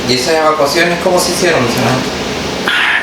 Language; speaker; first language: Spanish; native; Spanish